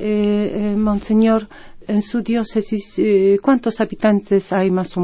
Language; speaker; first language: Spanish; non-native, fluent; Polish